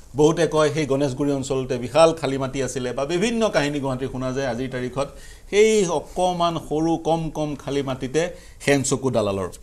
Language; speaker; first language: Assamese; native; Assamese